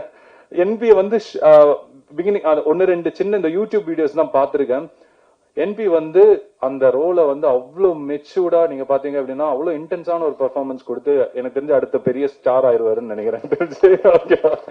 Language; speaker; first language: Tamil; native; Tamil